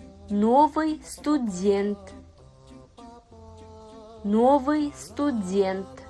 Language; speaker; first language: Russian; non-native, fluent; Kazakh